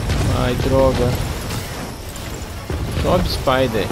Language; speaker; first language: Portuguese; native; Portuguese